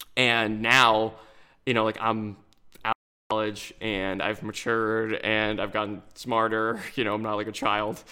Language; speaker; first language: English; native; English